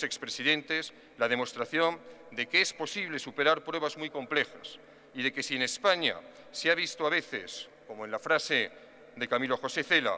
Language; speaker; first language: Spanish; native; Spanish